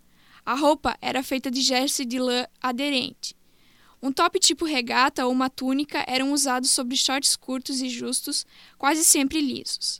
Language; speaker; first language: Portuguese; native; Portuguese